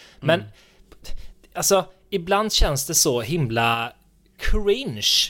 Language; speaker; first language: Swedish; native; Swedish